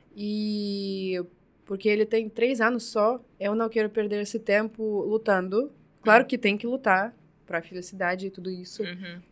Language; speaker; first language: Portuguese; non-native, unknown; Russian